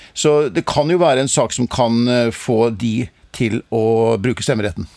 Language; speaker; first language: Norwegian; native; Norwegian